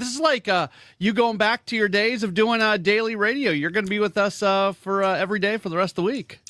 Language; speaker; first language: English; native; English